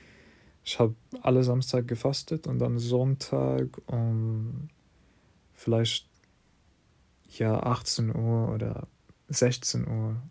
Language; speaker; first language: German; non-native, fluent; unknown